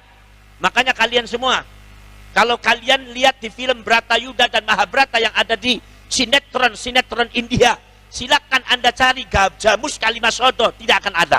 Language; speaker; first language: Indonesian; non-native, local second language; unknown